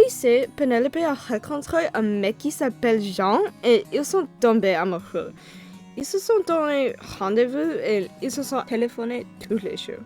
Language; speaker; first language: French; non-native, learner; English